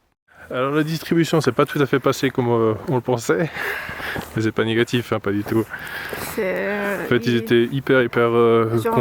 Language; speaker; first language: French; native; French